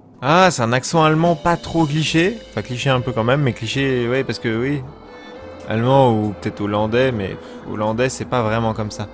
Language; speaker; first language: French; native; French